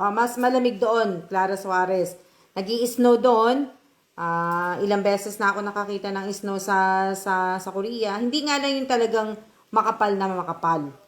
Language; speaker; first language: Filipino; native; Filipino